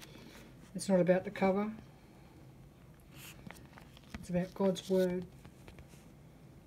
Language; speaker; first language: English; native; English